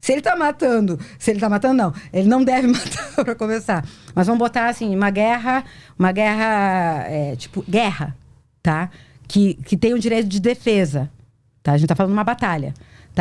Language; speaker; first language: Portuguese; native; Portuguese